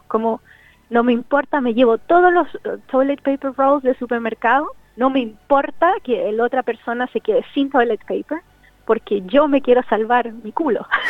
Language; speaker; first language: Spanish; native; Spanish